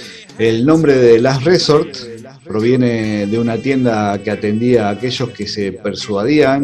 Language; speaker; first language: Spanish; native; Spanish